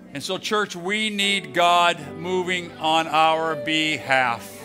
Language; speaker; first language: English; native; English